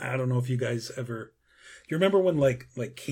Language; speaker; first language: English; native; English